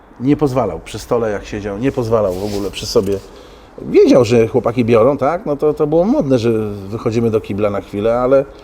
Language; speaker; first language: Polish; native; Polish